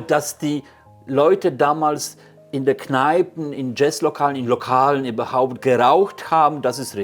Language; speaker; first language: German; non-native, fluent; Polish